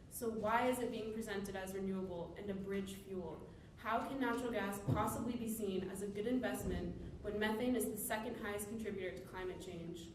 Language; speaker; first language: English; native; English